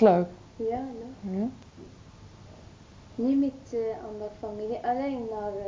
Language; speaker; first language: Dutch; non-native, learner; Arabic